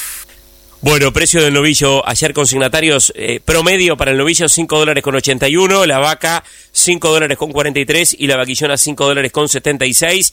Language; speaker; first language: Spanish; native; Spanish